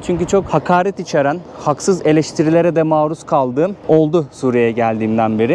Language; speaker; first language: Turkish; native; Turkish